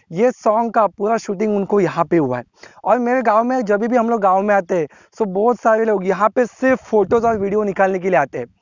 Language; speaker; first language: Hindi; non-native, local second language; Marathi